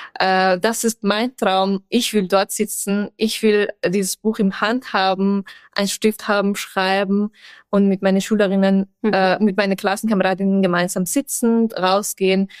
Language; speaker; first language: German; non-native, fluent; Persian